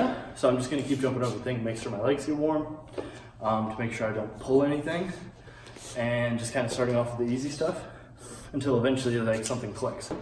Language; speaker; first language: English; native; English